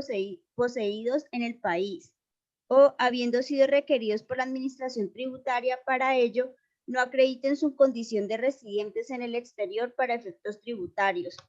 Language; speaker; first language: Spanish; native; Spanish